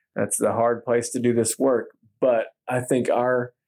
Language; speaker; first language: English; native; English